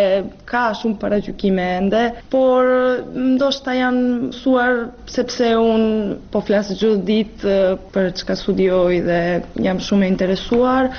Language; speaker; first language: Albanian; non-native, fluent; Serbian